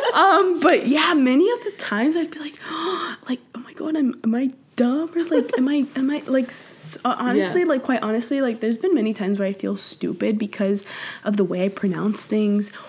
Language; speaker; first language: English; early bilingual, other home language; Spanish